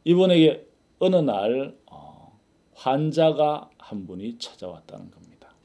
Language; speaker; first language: Korean; native; Korean